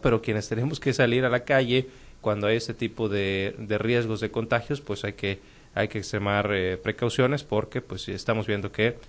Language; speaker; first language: Spanish; native; Spanish